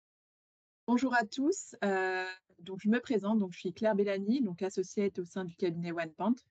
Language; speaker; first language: French; native; French